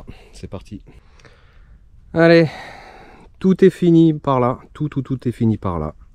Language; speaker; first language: French; native; French